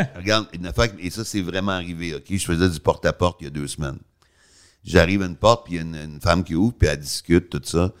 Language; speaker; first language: French; native; French